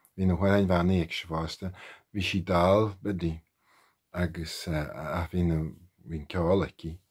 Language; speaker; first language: Irish; native; Irish